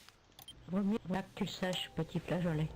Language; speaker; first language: French; native; French